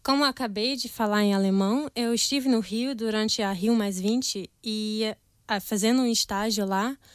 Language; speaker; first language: Portuguese; non-native, fluent; German